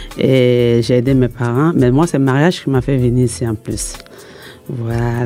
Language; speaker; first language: French; non-native, local second language; Bambara